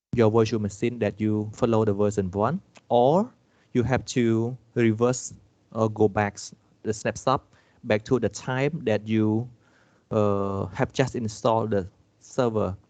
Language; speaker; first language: English; non-native, fluent; Khmer